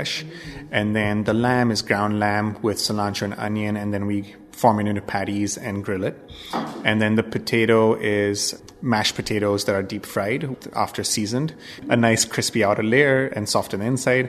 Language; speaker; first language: English; non-native, local second language; Bangla